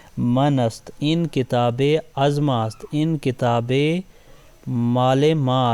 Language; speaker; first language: Persian; non-native, fluent; Urdu